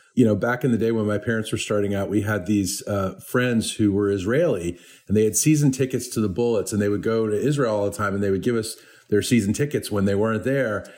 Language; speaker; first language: English; native; English